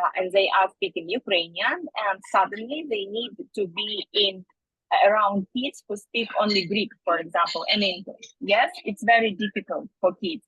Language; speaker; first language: English; non-native, fluent; Ukrainian